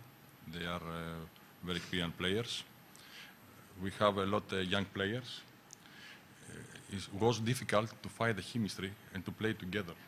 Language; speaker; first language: English; non-native, learner; Greek